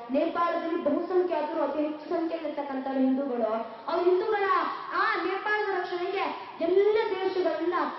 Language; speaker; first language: Kannada; native; Kannada